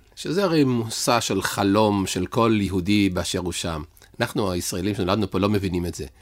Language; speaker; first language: Hebrew; native; Hebrew